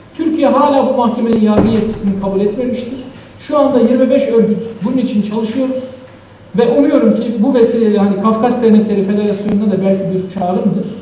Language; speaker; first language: Turkish; native; Turkish